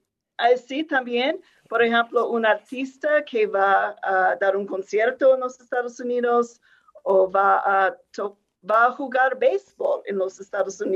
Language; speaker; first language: Spanish; non-native, fluent; English